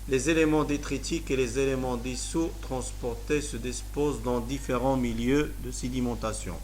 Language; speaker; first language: French; non-native, local second language; Arabic